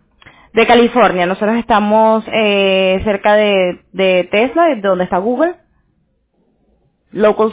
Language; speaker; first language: Spanish; non-native, fluent; English